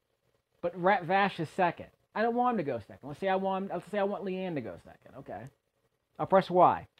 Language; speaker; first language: English; native; English